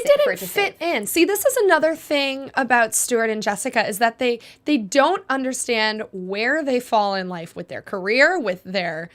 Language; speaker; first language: English; native; English